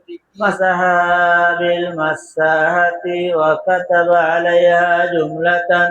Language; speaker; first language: Arabic; non-native, fluent; Bangla